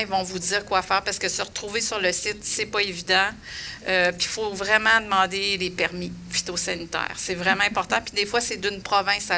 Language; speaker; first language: French; native; French